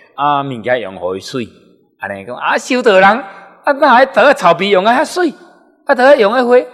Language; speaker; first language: Min Nan Chinese; native; Min Nan Chinese